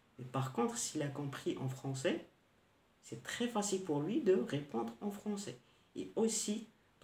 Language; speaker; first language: French; non-native, local second language; Arabic